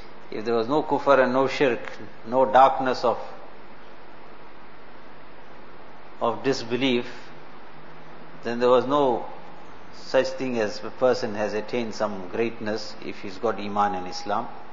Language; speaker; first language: English; native; English